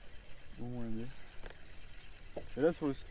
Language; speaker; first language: French; native; French